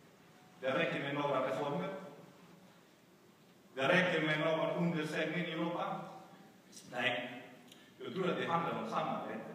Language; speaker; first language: Swedish; non-native, fluent; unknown